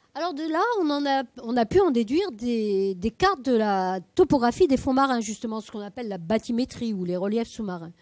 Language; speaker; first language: French; native; French